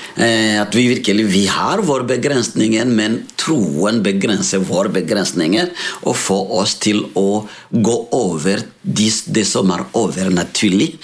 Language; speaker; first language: Norwegian; non-native, fluent; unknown